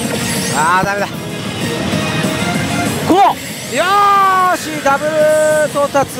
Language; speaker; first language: Japanese; native; Japanese